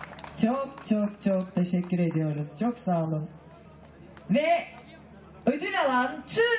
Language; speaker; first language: Turkish; native; Turkish